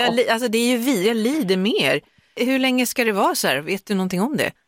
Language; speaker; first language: Swedish; native; Swedish